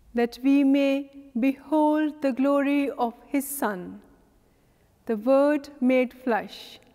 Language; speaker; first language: English; non-native, local second language; Punjabi